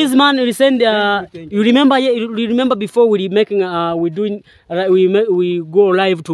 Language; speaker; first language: English; non-native, learner; Swahili